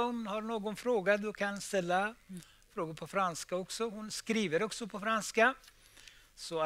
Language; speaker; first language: Swedish; non-native, fluent; Persian